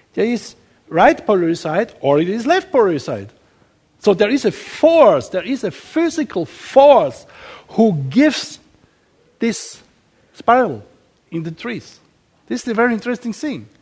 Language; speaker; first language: English; non-native, learner; German